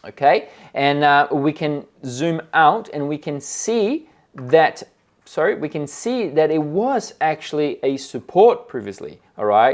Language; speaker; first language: English; non-native, fluent; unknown